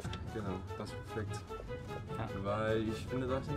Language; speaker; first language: German; non-native, learner; Danish